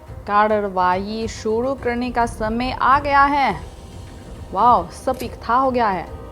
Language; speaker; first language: Hindi; non-native, fluent; Chinese